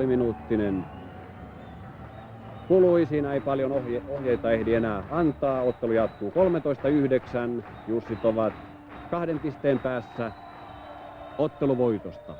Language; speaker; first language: Finnish; native; Finnish